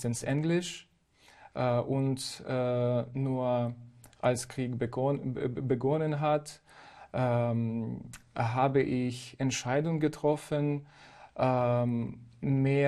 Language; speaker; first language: German; non-native, fluent; Ukrainian